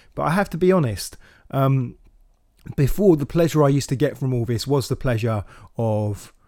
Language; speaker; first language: English; native; English